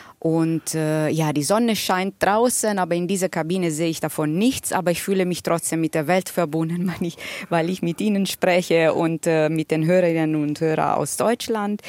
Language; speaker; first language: German; non-native, fluent; Italian